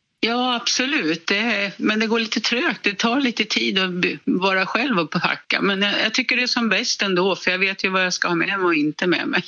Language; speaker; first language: Swedish; native; Swedish